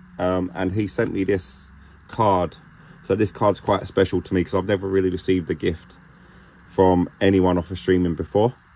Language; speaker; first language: English; native; English